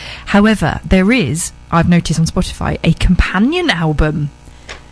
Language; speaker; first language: English; native; English